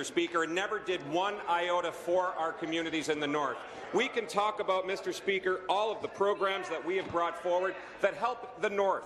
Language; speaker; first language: English; native; English